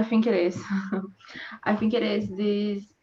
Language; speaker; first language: English; non-native, learner; Portuguese